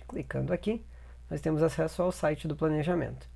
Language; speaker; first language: Portuguese; native; Portuguese